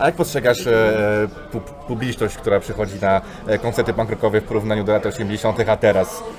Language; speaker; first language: Polish; native; Polish